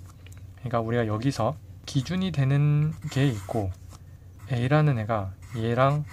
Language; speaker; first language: Korean; native; Korean